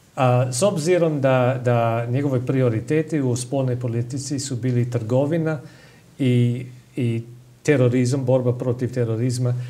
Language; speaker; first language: Serbian; non-native, fluent; English